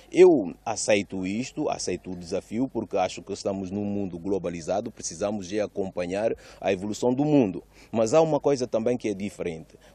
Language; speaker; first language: Portuguese; non-native, local second language; Upper Guinea Crioulo